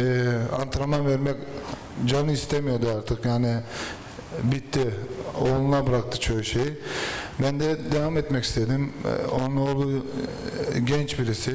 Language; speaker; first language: Turkish; early bilingual, heritage; Turkish